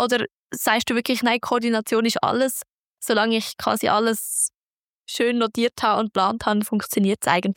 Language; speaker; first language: German; native; German